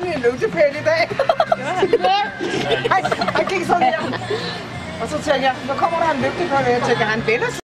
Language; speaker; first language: Danish; native; Danish